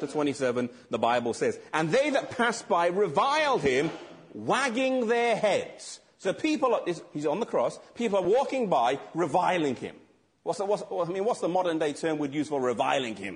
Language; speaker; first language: English; native; English